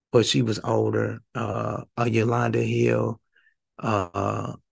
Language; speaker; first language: English; native; English